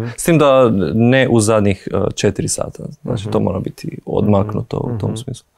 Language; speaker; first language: Croatian; non-native, fluent; Albanian